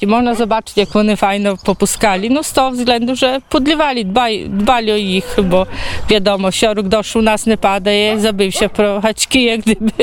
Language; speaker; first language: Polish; non-native, local second language; Belarusian